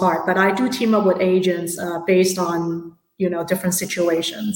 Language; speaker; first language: English; non-native, local second language; Cantonese